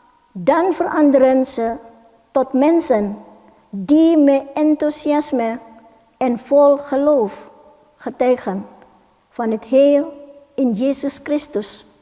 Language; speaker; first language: Dutch; non-native, fluent; Indonesian